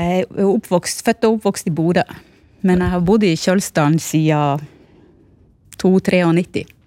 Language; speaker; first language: Norwegian; native; Norwegian